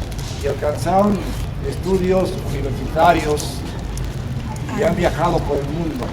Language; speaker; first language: Spanish; native; Spanish